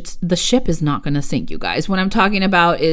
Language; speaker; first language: English; early bilingual, other home language; Spanish